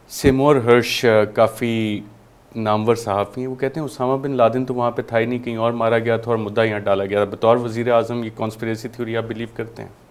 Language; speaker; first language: Urdu; native; Urdu